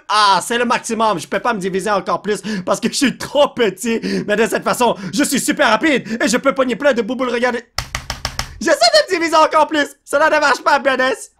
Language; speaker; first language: French; native; French